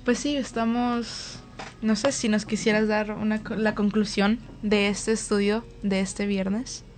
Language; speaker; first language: Spanish; early bilingual, heritage; Spanish